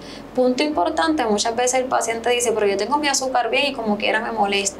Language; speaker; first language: Spanish; native; Spanish